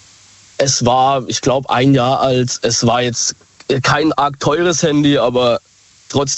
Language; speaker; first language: German; native; German